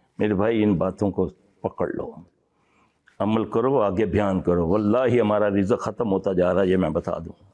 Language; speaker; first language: Urdu; non-native, local second language; Punjabi